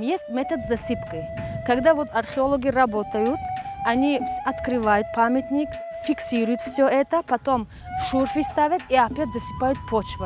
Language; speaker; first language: Russian; non-native, local second language; Tajik